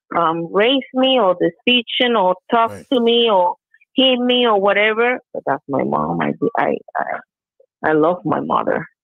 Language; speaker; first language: English; non-native, fluent; Spanish